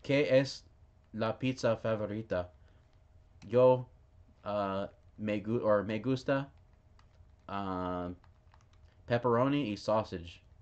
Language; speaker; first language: Spanish; non-native, learner; English